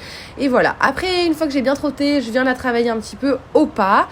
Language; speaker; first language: French; native; French